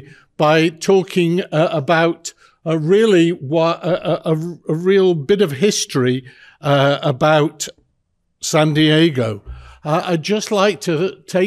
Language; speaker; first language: English; native; English